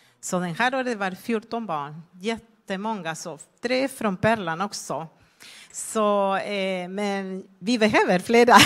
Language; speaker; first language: Swedish; non-native, fluent; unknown